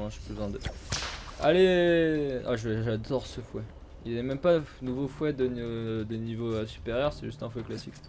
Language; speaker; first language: French; native; French